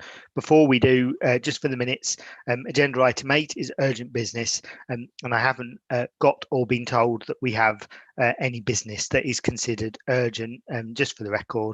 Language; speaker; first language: English; native; English